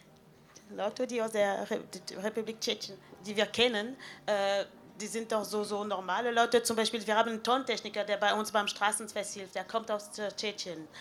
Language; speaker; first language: German; non-native, fluent; French